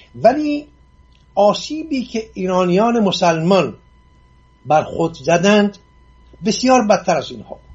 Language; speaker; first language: Persian; non-native, local second language; Assyrian Neo-Aramaic